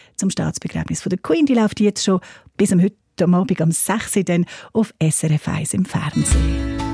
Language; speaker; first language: German; non-native, fluent; English